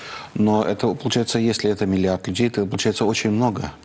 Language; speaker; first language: Russian; native; Russian